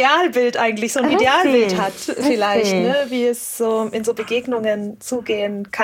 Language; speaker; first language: German; native; German